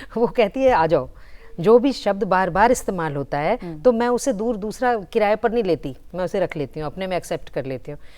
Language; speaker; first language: Hindi; native; Hindi